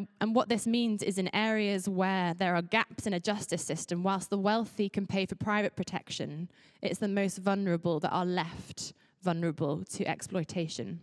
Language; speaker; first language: English; native; English